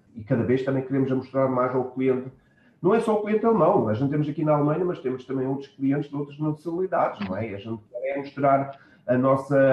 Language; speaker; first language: Portuguese; early bilingual, heritage; German